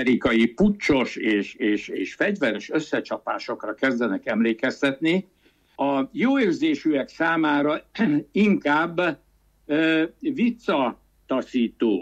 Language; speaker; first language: Hungarian; native; Hungarian